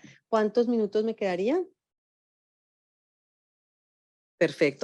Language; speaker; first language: Spanish; native; Spanish